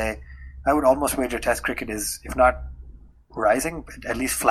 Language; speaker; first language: English; non-native, local second language; Hindi